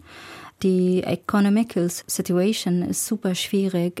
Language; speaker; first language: German; non-native, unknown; Arabic